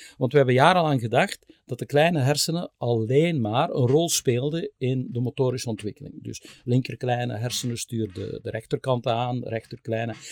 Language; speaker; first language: Dutch; native; Dutch